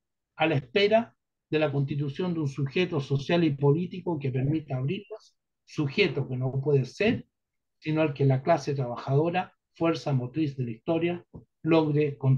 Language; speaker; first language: Spanish; native; Spanish